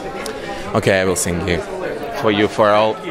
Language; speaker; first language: English; non-native, learner; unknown